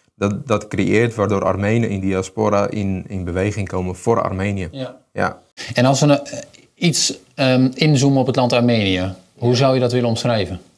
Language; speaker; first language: Dutch; early bilingual, other home language; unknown